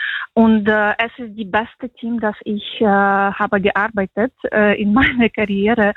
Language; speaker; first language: German; non-native, learner; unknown